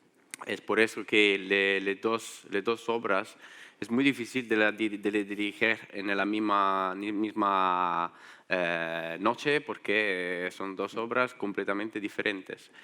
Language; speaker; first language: Spanish; non-native, fluent; Italian